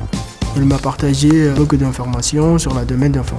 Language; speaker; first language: French; non-native, fluent; Arabic